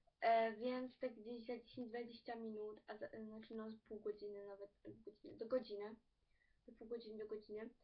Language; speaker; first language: Polish; early bilingual, heritage; Polish